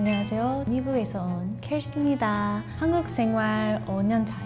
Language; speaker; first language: Korean; non-native, learner; English